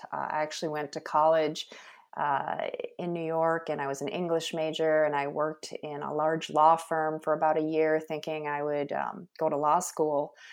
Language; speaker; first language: English; early bilingual, other home language; Korean